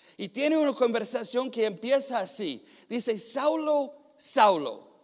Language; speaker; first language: Spanish; non-native, fluent; English